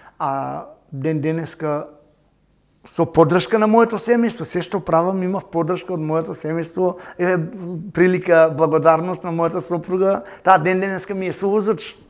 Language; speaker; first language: Macedonian; native; Macedonian